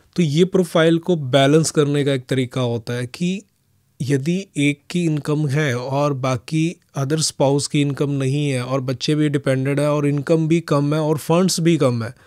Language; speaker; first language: Hindi; non-native, local second language; Punjabi